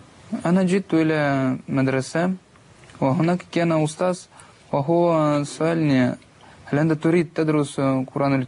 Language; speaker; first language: Arabic; non-native, learner; Russian